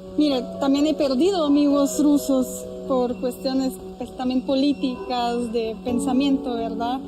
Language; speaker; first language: Spanish; early bilingual, other home language; Ukrainian